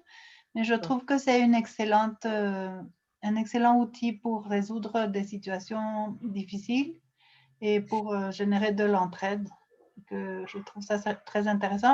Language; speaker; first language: French; non-native, fluent; Spanish